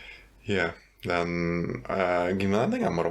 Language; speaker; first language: Indonesian; non-native, fluent; German